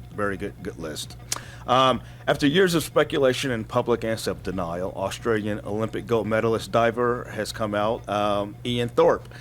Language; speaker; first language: English; native; English